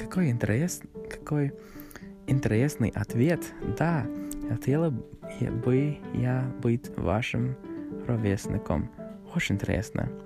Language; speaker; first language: Russian; non-native, learner; English